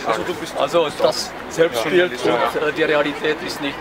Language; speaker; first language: German; non-native, fluent; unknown